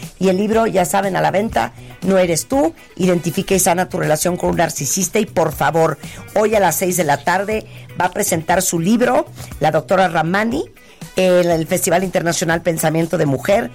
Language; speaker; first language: Spanish; early bilingual, heritage; Spanish